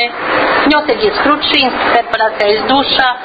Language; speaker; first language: Polish; native; Polish